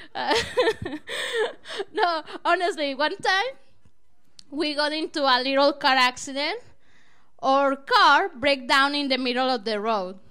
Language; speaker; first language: English; non-native, learner; Spanish